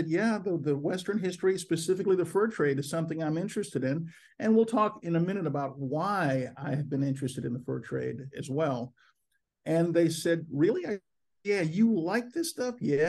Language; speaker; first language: English; native; English